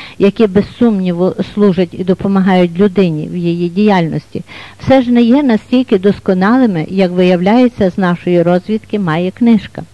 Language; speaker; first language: Ukrainian; native; Ukrainian